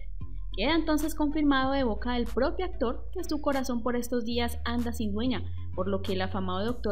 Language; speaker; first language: Spanish; native; Spanish